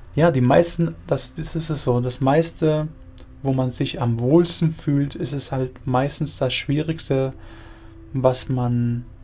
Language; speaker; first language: German; early bilingual, other home language; Spanish